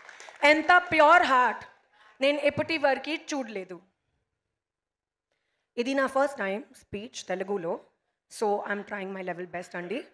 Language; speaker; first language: Telugu; non-native, learner; Hindi